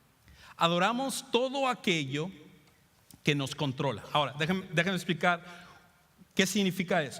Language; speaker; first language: Spanish; native; Spanish